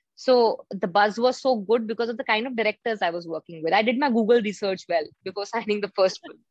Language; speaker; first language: English; non-native, local second language; Hindi